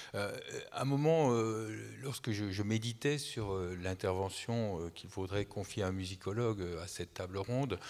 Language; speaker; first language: French; native; French